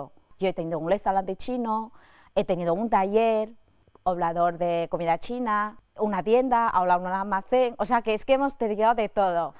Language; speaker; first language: Spanish; non-native, fluent; Chinese